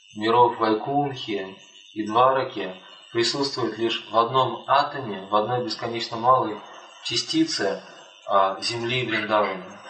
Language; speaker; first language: Russian; native; Russian